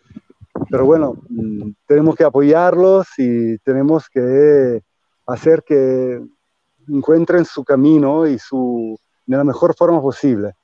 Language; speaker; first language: Spanish; non-native, fluent; Italian